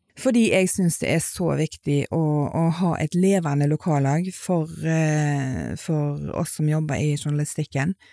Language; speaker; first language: Norwegian; native; Norwegian